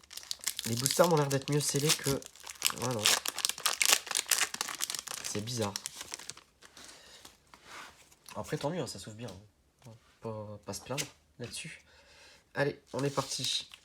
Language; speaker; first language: French; native; French